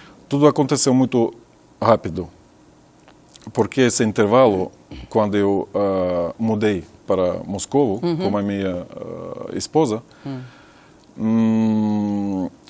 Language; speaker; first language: Portuguese; non-native, fluent; Russian